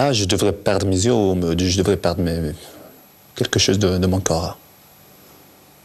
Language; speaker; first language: French; non-native, local second language; Arabic